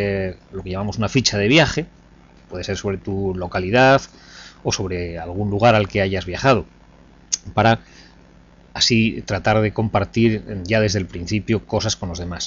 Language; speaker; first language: Spanish; native; Spanish